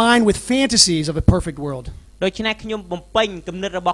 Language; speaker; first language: English; native; English